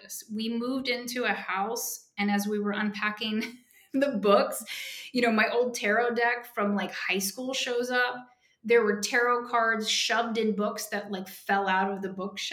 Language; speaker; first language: English; native; English